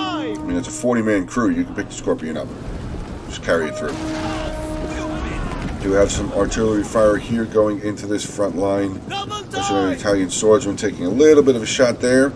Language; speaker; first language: English; native; English